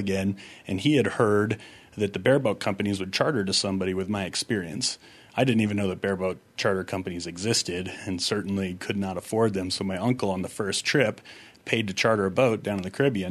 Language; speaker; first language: English; native; English